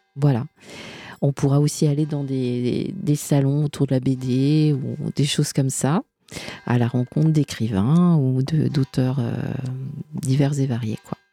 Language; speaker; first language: French; native; French